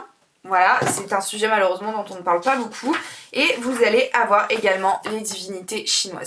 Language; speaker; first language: French; native; French